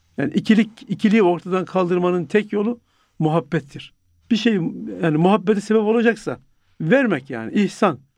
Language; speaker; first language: Turkish; native; Turkish